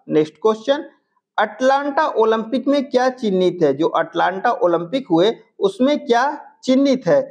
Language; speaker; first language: Hindi; native; Hindi